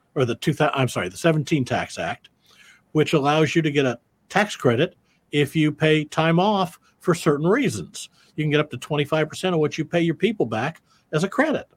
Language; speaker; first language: English; native; English